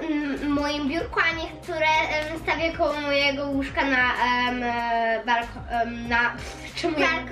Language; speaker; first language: Polish; early bilingual, heritage; Polish